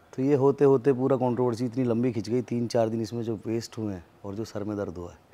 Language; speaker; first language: Hindi; native; Hindi